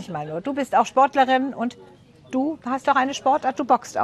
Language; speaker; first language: German; native; German